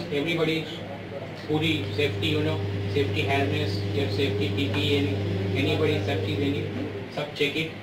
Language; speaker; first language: English; non-native, learner; Hindi